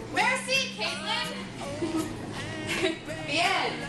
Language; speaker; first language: French; non-native, learner; English